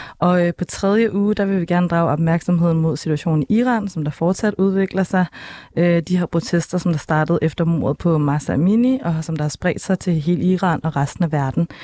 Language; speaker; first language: Danish; native; Danish